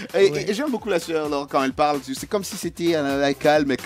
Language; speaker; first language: French; native; French